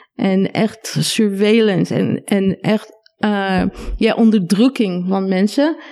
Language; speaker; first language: Dutch; non-native, fluent; Hebrew